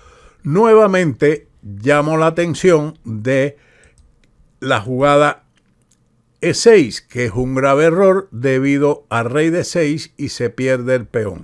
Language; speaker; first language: Spanish; native; Spanish